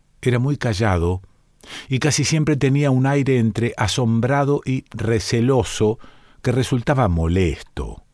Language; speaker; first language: Spanish; native; Spanish